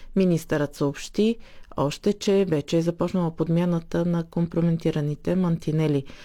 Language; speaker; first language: Bulgarian; non-native, local second language; Turkish